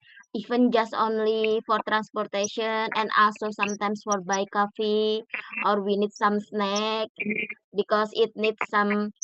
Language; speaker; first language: English; non-native, learner; Indonesian